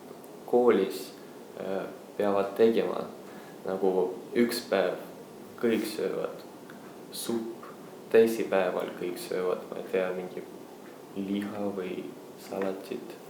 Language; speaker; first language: Estonian; non-native, local second language; Russian